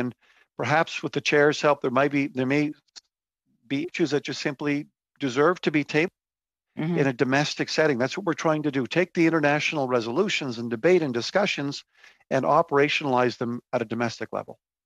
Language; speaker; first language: English; native; English